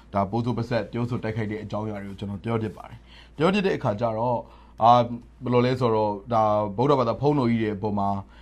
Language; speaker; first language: Burmese; native; Burmese